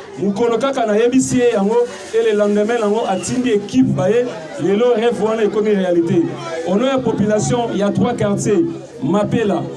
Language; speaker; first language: Lingala; native; Lingala